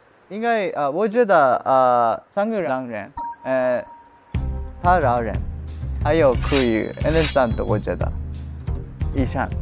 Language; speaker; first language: Chinese; non-native, learner; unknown